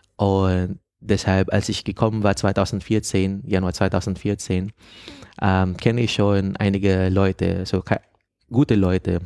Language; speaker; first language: German; non-native, fluent; Filipino